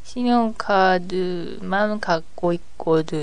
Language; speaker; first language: Korean; non-native, learner; Japanese